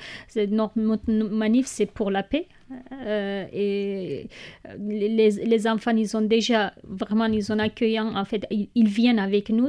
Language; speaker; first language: French; non-native, learner; Kurdish